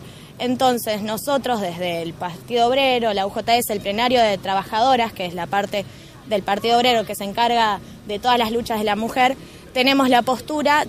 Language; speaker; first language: Spanish; native; Spanish